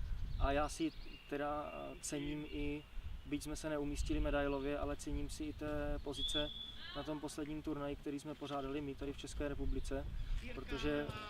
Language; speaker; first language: Czech; native; Czech